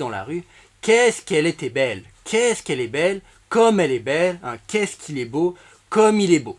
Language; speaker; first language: French; native; French